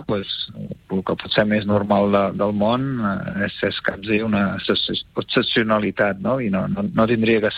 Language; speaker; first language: Catalan; native; Catalan